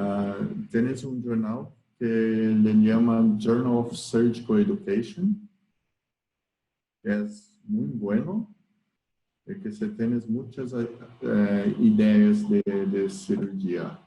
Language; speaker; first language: Spanish; non-native, learner; Portuguese